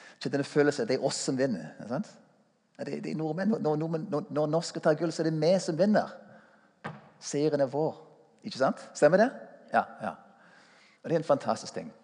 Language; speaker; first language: Norwegian; non-native, fluent; English